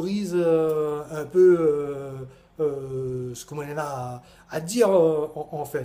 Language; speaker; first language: French; non-native, local second language; Réunion Creole French